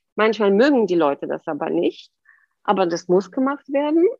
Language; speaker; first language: German; non-native, fluent; Bulgarian